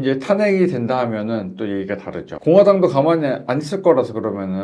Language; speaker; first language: Korean; native; Korean